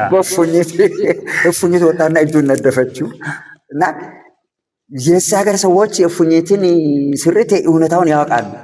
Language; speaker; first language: Amharic; non-native, local second language; Sidamo